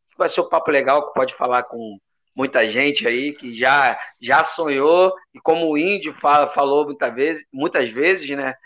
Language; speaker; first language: Portuguese; native; Portuguese